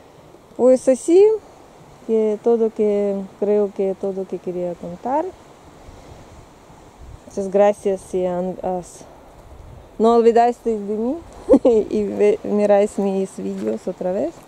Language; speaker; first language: Spanish; non-native, learner; Russian